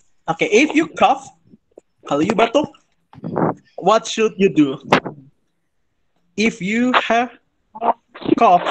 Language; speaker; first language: English; non-native, fluent; Indonesian